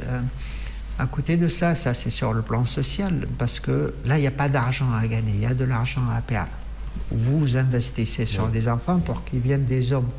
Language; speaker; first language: French; non-native, fluent; Arabic